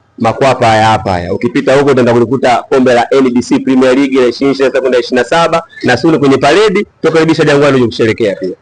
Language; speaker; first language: Swahili; native; Swahili